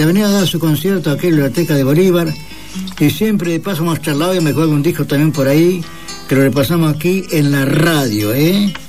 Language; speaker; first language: Spanish; native; Spanish